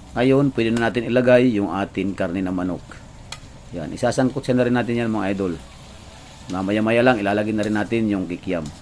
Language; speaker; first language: Filipino; non-native, local second language; Cebuano